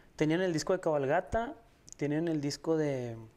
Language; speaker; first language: Spanish; native; Spanish